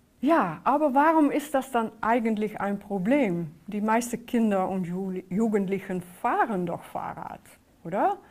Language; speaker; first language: German; non-native, fluent; Dutch